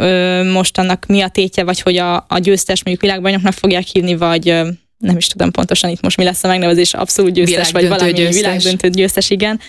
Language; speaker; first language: Hungarian; native; Hungarian